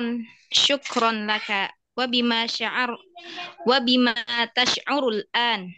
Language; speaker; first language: Arabic; non-native, learner; Indonesian